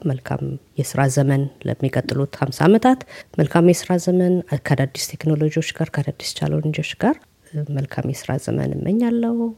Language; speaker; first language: Amharic; native; Amharic